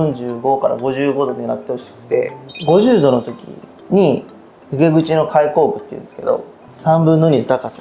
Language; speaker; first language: Japanese; native; Japanese